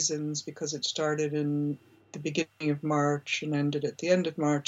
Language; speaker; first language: English; native; English